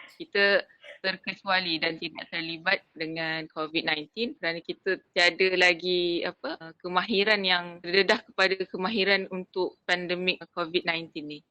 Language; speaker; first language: Malay; native; Malay